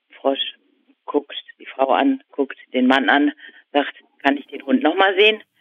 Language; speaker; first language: German; native; German